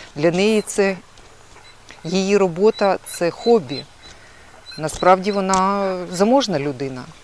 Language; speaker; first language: Ukrainian; non-native, local second language; Russian